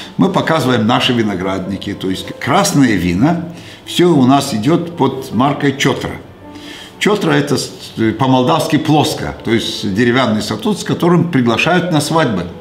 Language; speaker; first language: Russian; non-native, local second language; Gagauz